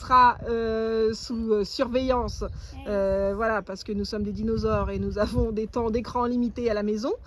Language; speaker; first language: French; native; French